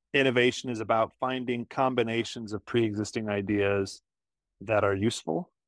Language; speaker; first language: English; native; English